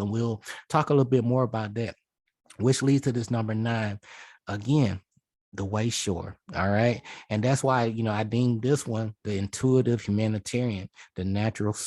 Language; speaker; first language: English; native; English